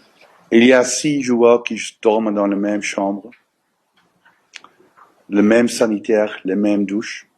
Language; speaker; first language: French; non-native, learner; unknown